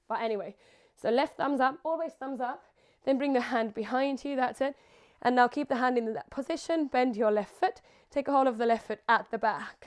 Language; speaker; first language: English; non-native, fluent; Finnish